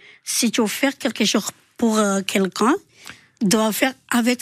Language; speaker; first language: French; non-native, learner; Georgian